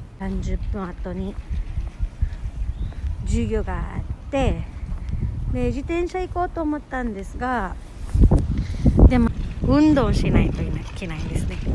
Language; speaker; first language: Japanese; non-native, learner; Filipino